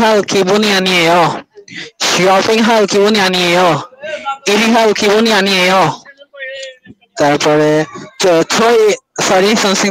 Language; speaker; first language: Korean; non-native, learner; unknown